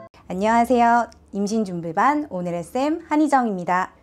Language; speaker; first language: Korean; native; Korean